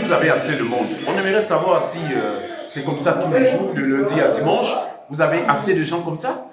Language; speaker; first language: French; native; French